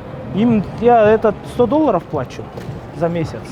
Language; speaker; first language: Russian; non-native, local second language; Kyrgyz